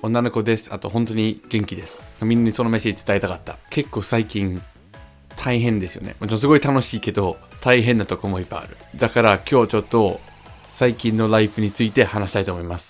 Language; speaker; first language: Japanese; non-native, fluent; English